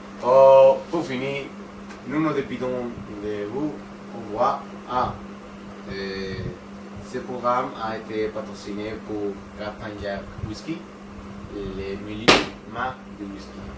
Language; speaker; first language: French; non-native, learner; Spanish